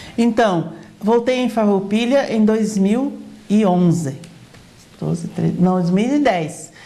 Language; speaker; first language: Portuguese; native; Portuguese